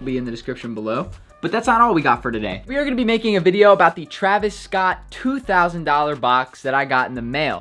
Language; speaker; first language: English; native; English